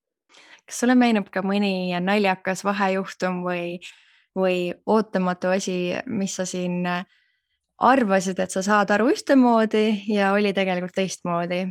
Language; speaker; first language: Estonian; native; Estonian